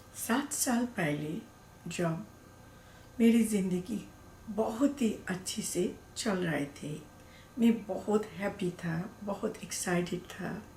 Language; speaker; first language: Hindi; non-native, learner; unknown